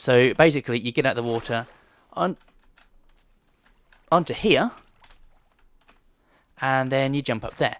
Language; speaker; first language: English; native; English